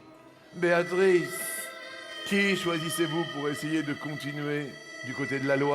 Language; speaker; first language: French; native; French